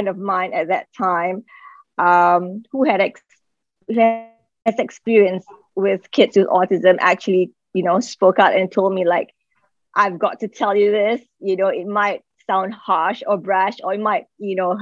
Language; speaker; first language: English; non-native, local second language; Malay